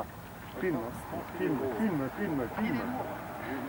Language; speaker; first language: French; native; French